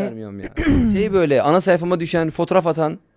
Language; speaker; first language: Turkish; native; Turkish